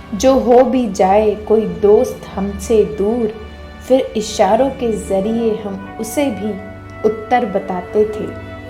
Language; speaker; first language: Hindi; native; Hindi